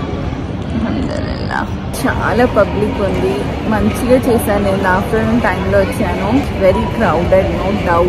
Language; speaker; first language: Telugu; non-native, local second language; Urdu